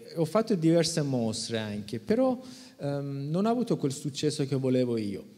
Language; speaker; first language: Italian; non-native, fluent; Persian